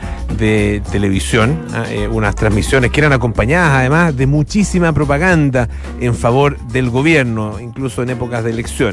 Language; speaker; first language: Spanish; native; Spanish